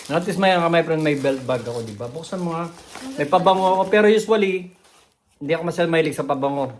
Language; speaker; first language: Filipino; native; Filipino